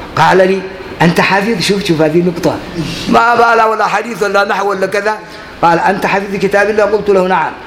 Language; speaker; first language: Arabic; non-native, fluent; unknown